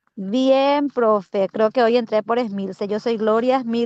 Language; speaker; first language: Spanish; native; Spanish